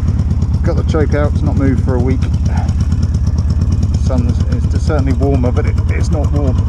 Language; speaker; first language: English; native; English